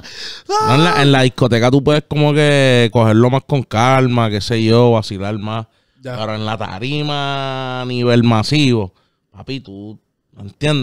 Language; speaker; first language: Spanish; native; Spanish